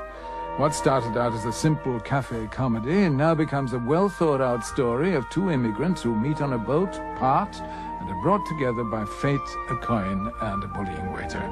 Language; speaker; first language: English; native; English